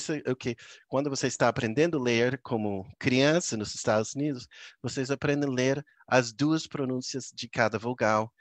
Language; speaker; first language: Portuguese; non-native, fluent; English